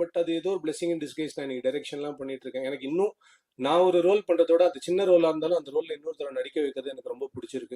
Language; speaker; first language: Tamil; native; Tamil